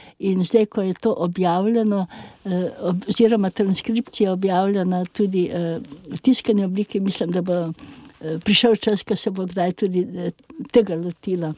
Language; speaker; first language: Slovenian; native; Slovenian